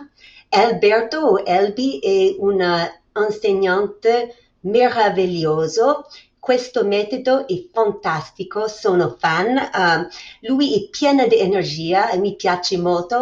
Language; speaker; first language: Italian; non-native, fluent; English